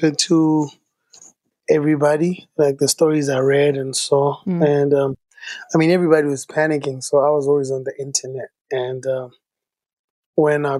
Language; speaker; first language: English; non-native, local second language; Tswana